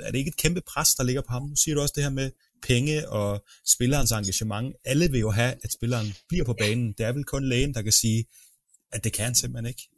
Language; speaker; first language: Danish; native; Danish